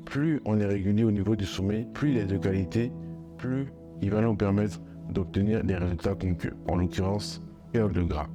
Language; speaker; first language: French; native; French